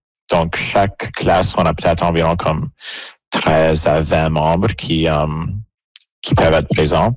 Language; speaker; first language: French; native; French